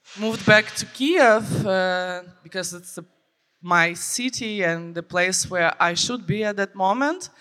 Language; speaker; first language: English; non-native, fluent; Ukrainian